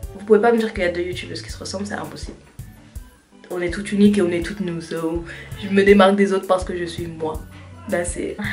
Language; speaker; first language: French; early bilingual, other home language; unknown